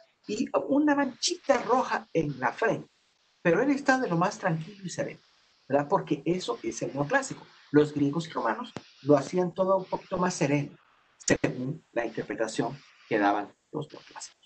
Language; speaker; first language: Spanish; native; Spanish